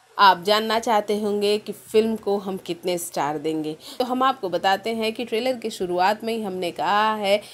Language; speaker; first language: Hindi; native; Hindi